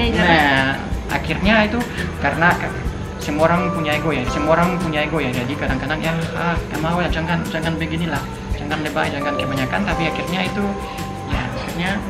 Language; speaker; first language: Indonesian; non-native, fluent; French